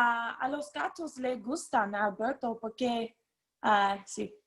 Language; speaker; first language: Spanish; non-native, learner; English